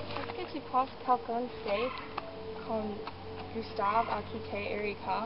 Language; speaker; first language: French; non-native, learner; English